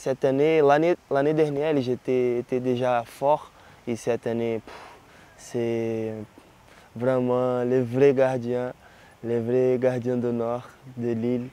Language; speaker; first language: French; non-native, learner; Portuguese